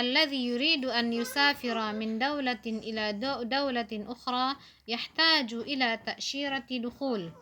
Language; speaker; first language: Arabic; non-native, fluent; Indonesian